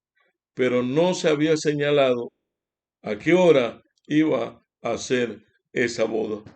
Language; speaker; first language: Spanish; native; Spanish